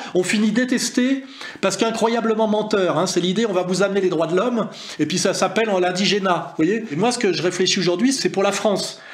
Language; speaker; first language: French; native; French